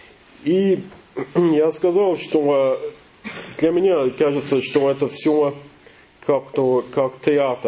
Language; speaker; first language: Russian; non-native, learner; English